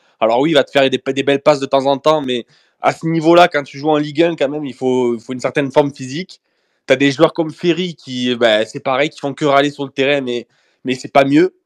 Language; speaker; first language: French; native; French